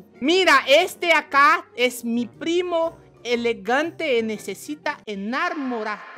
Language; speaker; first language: Spanish; non-native, learner; Portuguese